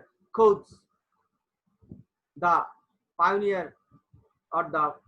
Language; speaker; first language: English; non-native, local second language; Bangla